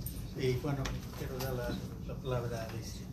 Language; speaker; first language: Spanish; non-native, fluent; English